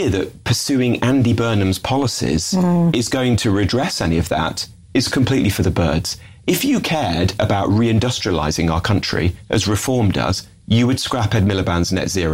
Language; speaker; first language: English; native; English